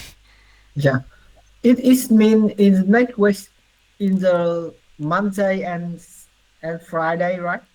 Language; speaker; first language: English; non-native, learner; Vietnamese